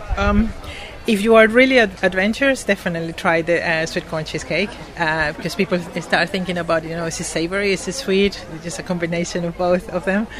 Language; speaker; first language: English; non-native, fluent; Spanish